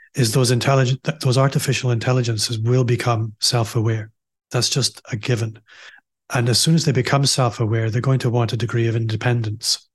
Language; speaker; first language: English; native; English